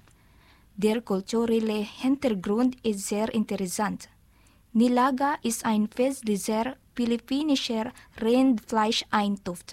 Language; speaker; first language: German; non-native, learner; Filipino